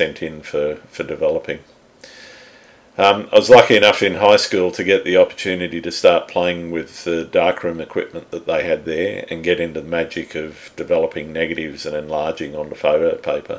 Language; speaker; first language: English; native; English